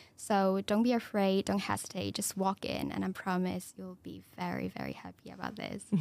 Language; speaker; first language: English; non-native, local second language; Cantonese